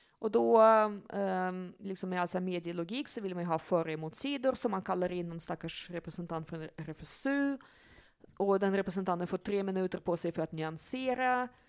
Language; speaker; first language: Swedish; early bilingual, other home language; Russian